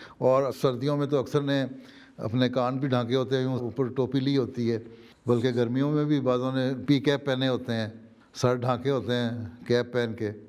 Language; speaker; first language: Urdu; native; Urdu